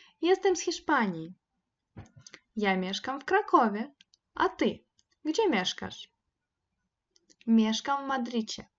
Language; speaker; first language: Polish; non-native, fluent; Ukrainian